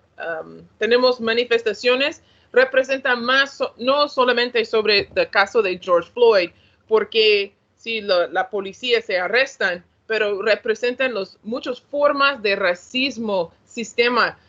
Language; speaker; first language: Spanish; non-native, learner; English